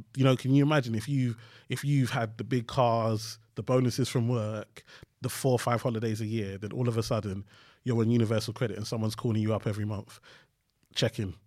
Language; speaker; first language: English; early bilingual, other home language; Yoruba